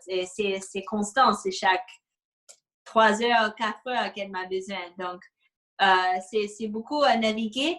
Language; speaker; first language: French; non-native, fluent; English